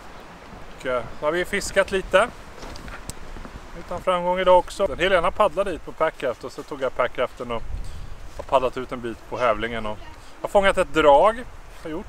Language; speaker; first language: Swedish; native; Swedish